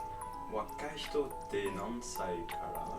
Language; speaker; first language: Japanese; non-native, fluent; French